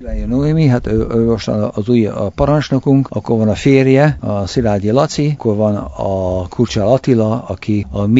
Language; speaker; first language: Hungarian; early bilingual, heritage; Hungarian